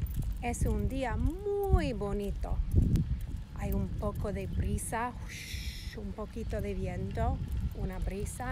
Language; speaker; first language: Spanish; non-native, fluent; English